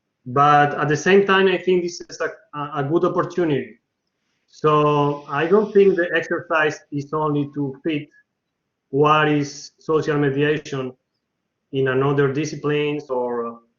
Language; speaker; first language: English; non-native, learner; Spanish